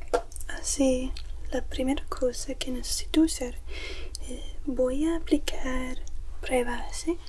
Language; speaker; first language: Spanish; non-native, learner; English